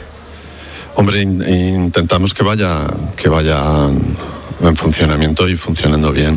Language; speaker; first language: Spanish; native; Spanish